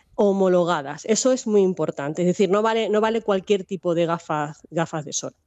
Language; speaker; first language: Spanish; native; Spanish